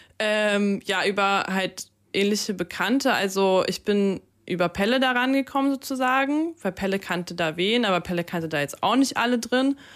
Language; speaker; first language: German; early bilingual, other home language; Russian